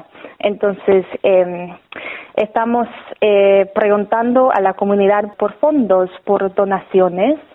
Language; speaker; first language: Spanish; non-native, fluent; English